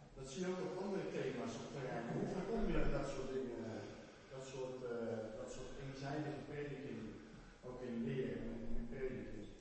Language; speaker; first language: Dutch; native; Dutch